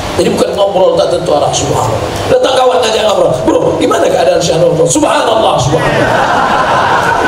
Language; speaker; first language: Indonesian; native; Indonesian